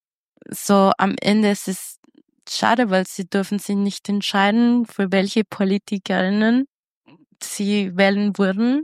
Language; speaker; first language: German; non-native, fluent; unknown